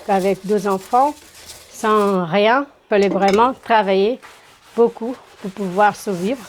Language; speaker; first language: French; non-native, fluent; Portuguese